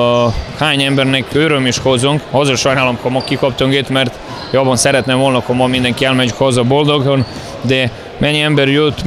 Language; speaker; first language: Hungarian; non-native, fluent; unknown